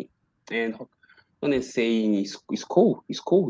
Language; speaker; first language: English; non-native, learner; Portuguese